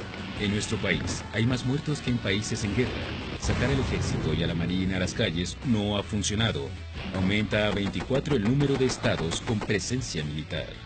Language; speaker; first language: Spanish; native; Spanish